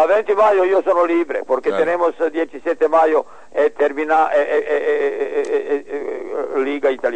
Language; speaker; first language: Spanish; non-native, learner; Serbian